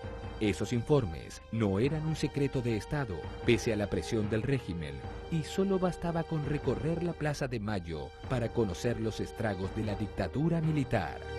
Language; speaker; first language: Spanish; native; Spanish